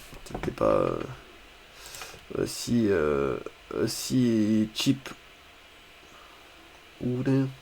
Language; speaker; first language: French; native; French